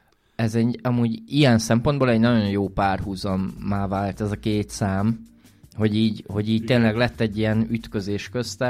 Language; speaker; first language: Hungarian; native; Hungarian